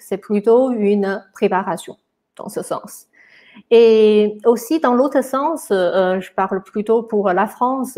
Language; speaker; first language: French; non-native, fluent; Chinese